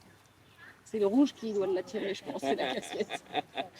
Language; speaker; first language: French; native; French